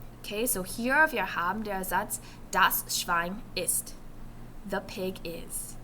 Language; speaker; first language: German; non-native, fluent; English